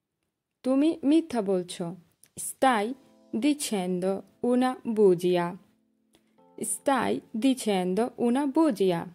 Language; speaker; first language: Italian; non-native, learner; Bangla